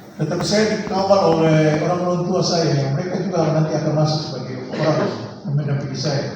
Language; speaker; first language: Indonesian; native; Indonesian